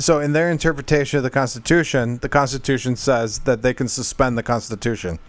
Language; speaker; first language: English; native; English